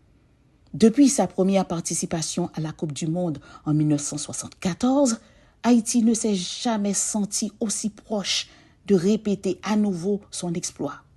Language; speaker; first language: French; non-native, local second language; Haitian Creole